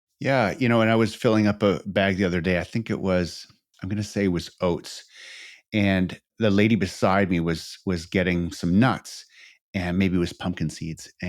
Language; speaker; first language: English; native; English